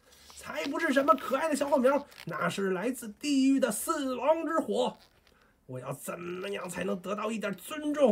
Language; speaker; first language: Chinese; native; Chinese